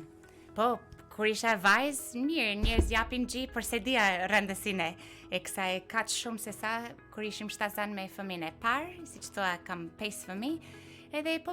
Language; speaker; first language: Albanian; non-native, fluent; English